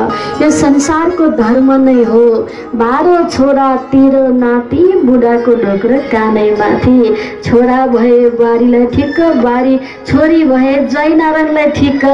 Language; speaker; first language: Nepali; native; Nepali